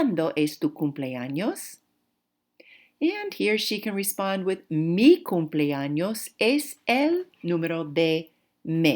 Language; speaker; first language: Spanish; non-native, fluent; English